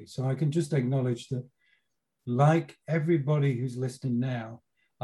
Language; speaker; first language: English; native; English